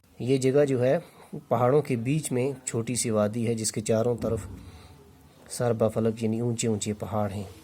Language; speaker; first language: Urdu; native; Urdu